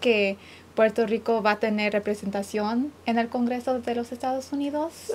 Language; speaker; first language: Spanish; early bilingual, other home language; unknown